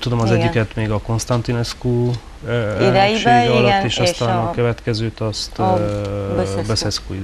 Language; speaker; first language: Hungarian; native; Hungarian